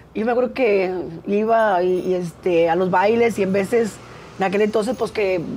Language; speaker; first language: Spanish; native; Spanish